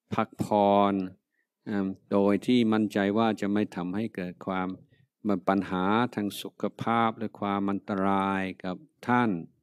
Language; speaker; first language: Thai; non-native, fluent; English